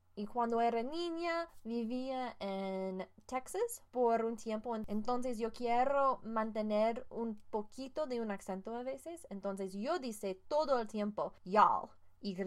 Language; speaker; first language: Spanish; non-native, fluent; English